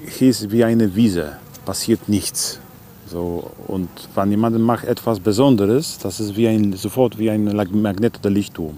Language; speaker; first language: German; non-native, learner; Polish